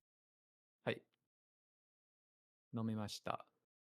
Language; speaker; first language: Japanese; non-native, learner; English